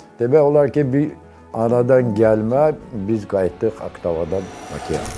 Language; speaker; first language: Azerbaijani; non-native, local second language; Avaric